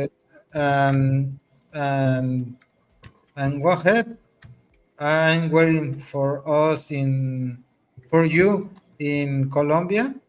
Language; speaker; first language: English; non-native, learner; Spanish